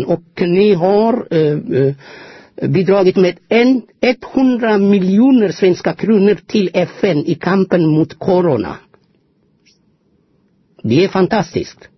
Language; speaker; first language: Swedish; non-native, fluent; Amharic